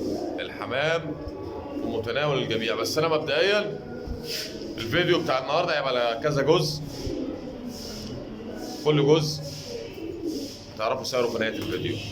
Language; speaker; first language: Arabic; native; Arabic